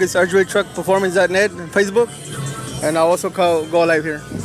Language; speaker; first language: English; early bilingual, other home language; Spanish